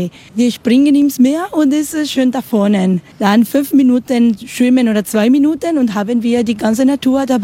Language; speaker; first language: German; non-native, learner; Spanish